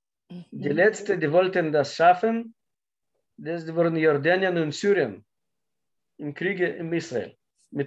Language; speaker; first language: German; non-native, learner; Russian